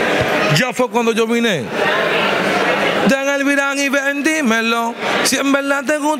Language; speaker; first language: Spanish; native; Spanish